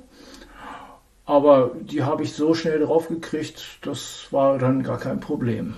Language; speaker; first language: German; native; German